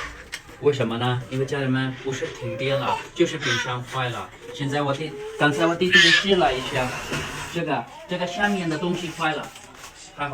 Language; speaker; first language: Chinese; non-native, fluent; Punjabi